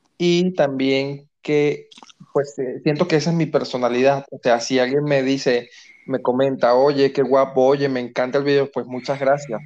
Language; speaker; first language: Spanish; native; Spanish